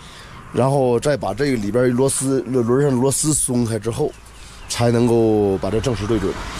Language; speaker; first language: Chinese; native; Chinese